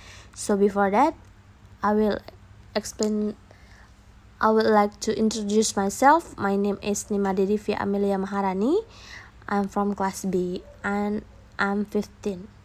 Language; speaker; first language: English; non-native, learner; Indonesian